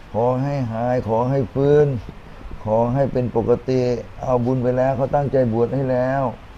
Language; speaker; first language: Thai; native; Thai